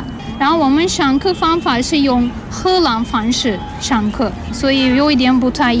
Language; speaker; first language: Chinese; non-native, fluent; Dutch